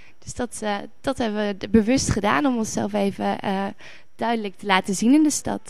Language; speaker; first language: Dutch; native; Dutch